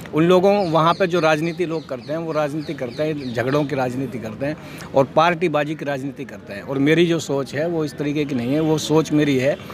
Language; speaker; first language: Hindi; native; Hindi